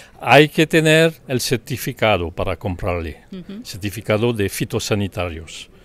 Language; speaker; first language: Spanish; non-native, learner; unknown